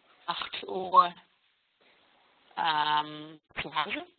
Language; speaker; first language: German; non-native, learner; Hebrew